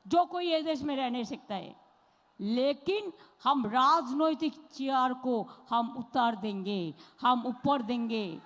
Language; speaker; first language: Hindi; non-native, local second language; Bangla